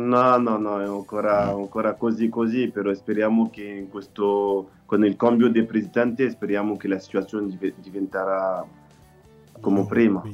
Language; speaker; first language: Italian; non-native, learner; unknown